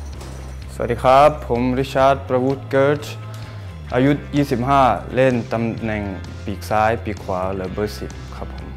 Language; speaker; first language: Thai; early bilingual, heritage; Thai